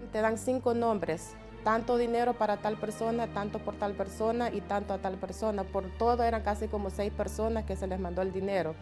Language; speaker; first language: Spanish; native; Spanish